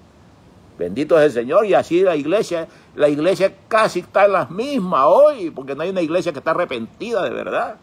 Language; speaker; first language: Spanish; native; Spanish